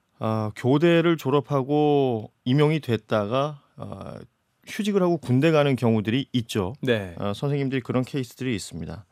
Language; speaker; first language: Korean; native; Korean